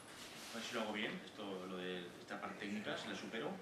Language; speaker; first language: Spanish; native; Spanish